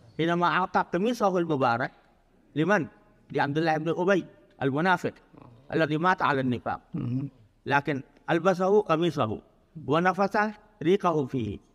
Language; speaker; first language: Arabic; non-native, fluent; Urdu